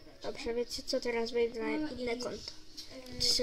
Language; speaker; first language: Polish; native; Polish